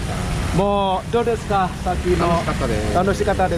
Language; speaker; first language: Japanese; non-native, fluent; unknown